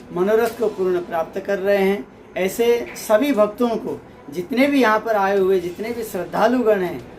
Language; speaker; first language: Hindi; non-native, local second language; Gujarati